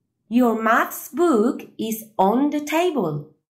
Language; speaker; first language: English; non-native, fluent; Spanish